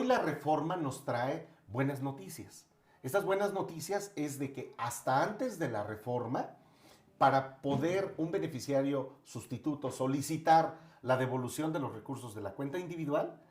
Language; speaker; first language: Spanish; native; Spanish